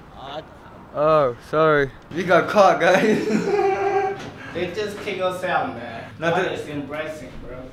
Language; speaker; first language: English; non-native, fluent; Arabic